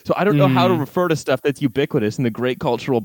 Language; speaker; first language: English; native; English